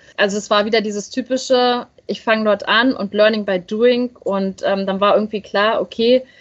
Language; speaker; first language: German; native; German